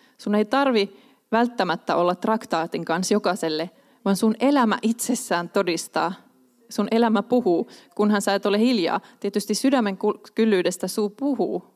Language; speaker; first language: Finnish; non-native, local second language; Swedish